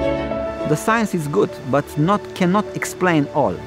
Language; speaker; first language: English; non-native, fluent; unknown